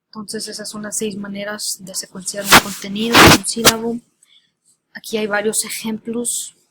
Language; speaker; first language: Spanish; early bilingual, heritage; Spanish